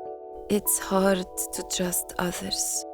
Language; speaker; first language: English; non-native, fluent; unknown